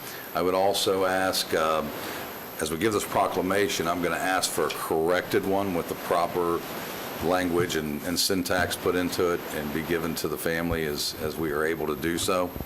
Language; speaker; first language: English; native; English